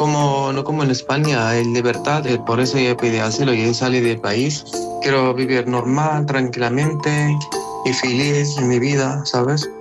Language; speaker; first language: Spanish; non-native, learner; Arabic